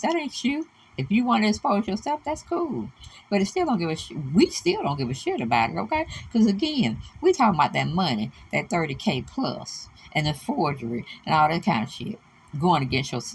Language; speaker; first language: English; native; English